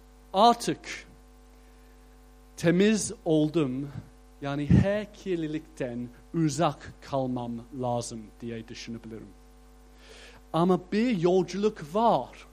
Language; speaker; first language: Turkish; non-native, fluent; English